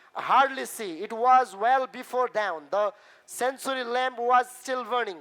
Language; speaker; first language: English; non-native, local second language; Nepali